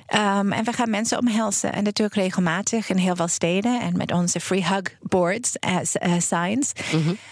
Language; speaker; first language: Dutch; non-native, fluent; English